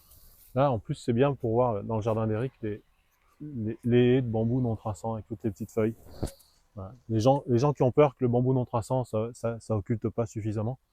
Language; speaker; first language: French; native; French